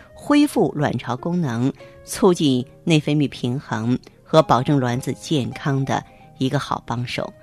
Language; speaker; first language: Chinese; native; Chinese